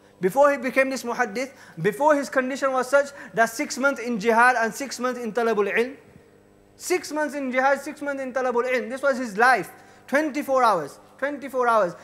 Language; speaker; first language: English; early bilingual, other home language; Urdu